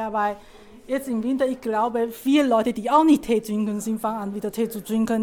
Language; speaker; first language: German; non-native, learner; Chinese